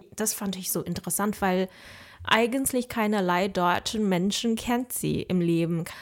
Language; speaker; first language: German; non-native, fluent; Chinese